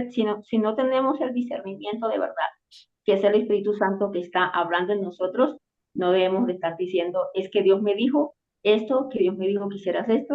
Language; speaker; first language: Spanish; native; Spanish